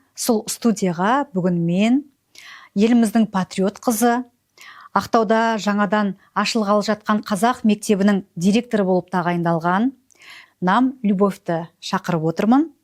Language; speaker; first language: Kazakh; native; Kazakh